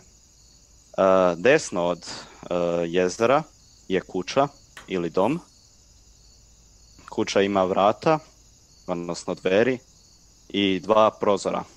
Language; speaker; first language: Croatian; native; Croatian